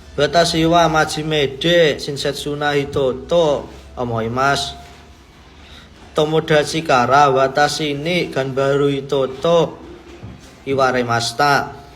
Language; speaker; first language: Japanese; non-native, learner; Indonesian